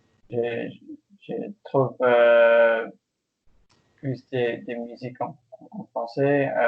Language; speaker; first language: French; non-native, learner; English